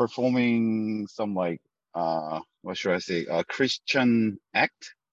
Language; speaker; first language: English; non-native, fluent; Korean